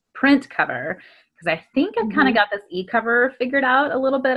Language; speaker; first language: English; native; English